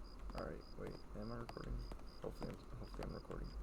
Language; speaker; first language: English; native; English